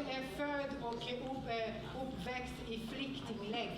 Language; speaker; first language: Swedish; non-native, fluent; French